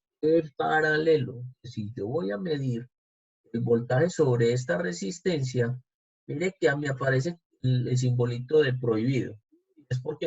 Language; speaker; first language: Spanish; native; Spanish